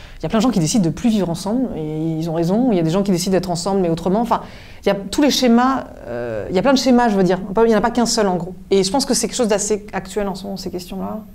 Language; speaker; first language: French; native; French